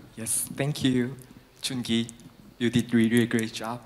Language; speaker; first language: English; non-native, fluent; Korean